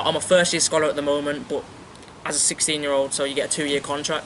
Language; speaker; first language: English; native; English